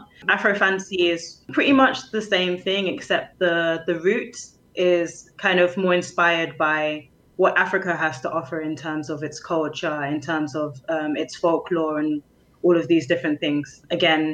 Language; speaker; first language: English; native; English